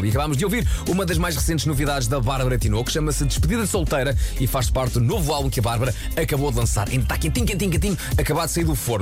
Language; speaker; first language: Portuguese; native; Portuguese